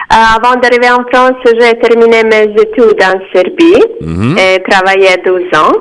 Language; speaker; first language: French; non-native, learner; Serbian